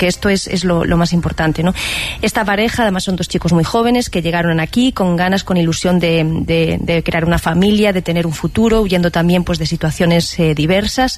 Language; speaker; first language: Spanish; native; Spanish